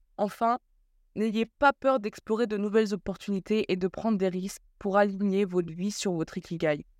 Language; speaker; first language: French; early bilingual, other home language; Bambara